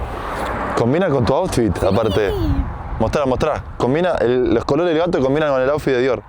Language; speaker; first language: Spanish; native; Spanish